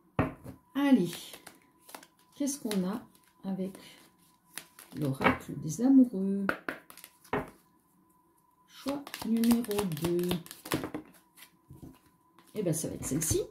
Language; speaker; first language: French; native; French